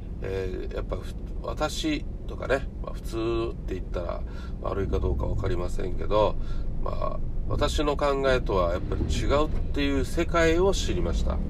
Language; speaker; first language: Japanese; native; Japanese